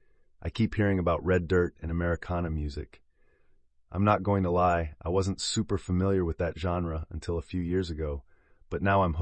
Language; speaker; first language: English; native; English